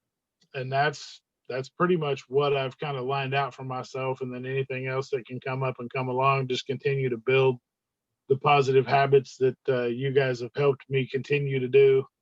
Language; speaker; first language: English; native; English